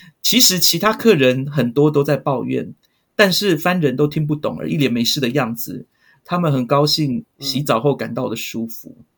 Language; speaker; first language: Chinese; native; Chinese